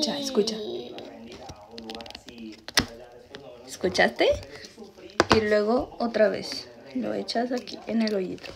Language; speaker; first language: Spanish; native; Spanish